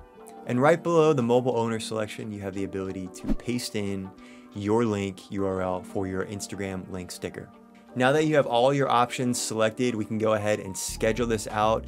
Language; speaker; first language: English; native; English